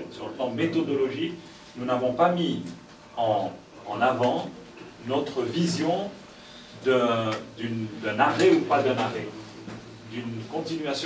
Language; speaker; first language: French; native; French